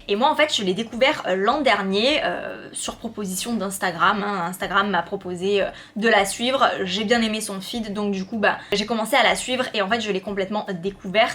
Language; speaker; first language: French; native; French